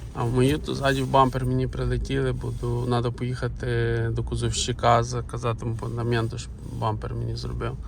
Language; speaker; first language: Ukrainian; native; Ukrainian